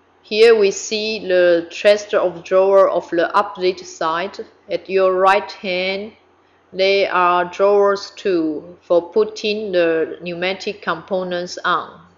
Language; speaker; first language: English; non-native, fluent; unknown